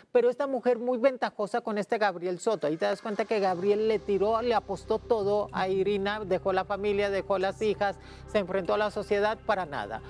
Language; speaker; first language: Spanish; native; Spanish